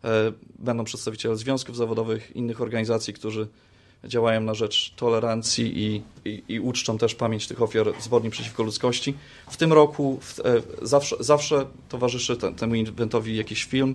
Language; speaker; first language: Polish; native; Polish